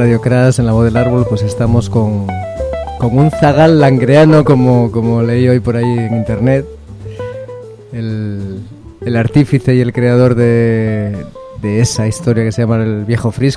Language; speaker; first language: Spanish; native; Spanish